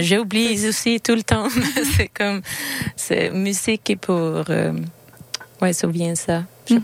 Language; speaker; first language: French; non-native, learner; Swedish